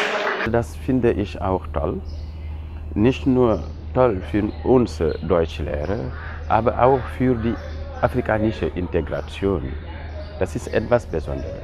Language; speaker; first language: German; non-native, fluent; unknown